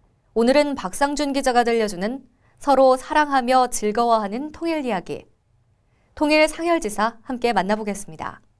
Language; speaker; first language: Korean; native; Korean